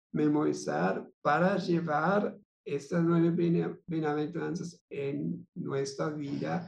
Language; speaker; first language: Spanish; non-native, fluent; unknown